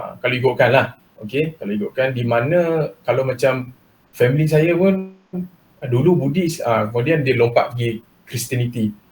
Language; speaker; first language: Malay; non-native, local second language; Chinese